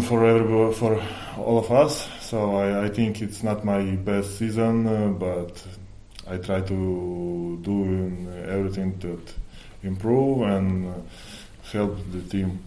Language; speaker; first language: English; non-native, fluent; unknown